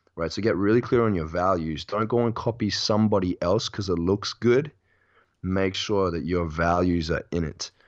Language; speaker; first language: English; native; English